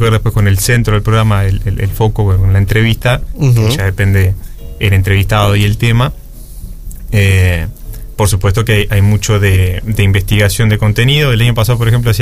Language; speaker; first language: Spanish; native; Spanish